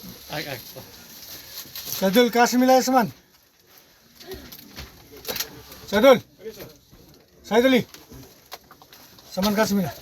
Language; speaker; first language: Hindi; non-native, local second language; Khasi